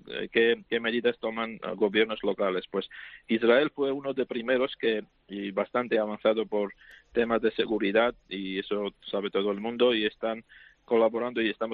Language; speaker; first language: Spanish; non-native, fluent; Georgian